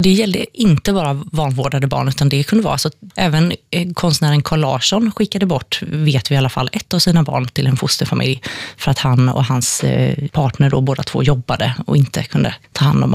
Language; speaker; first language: Swedish; native; Swedish